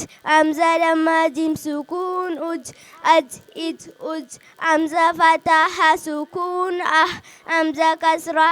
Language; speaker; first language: Arabic; non-native, learner; Oromo